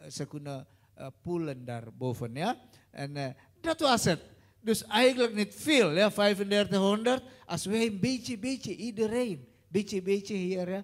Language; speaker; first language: Dutch; non-native, learner; Indonesian